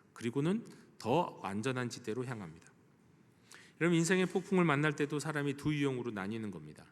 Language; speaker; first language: Korean; native; Korean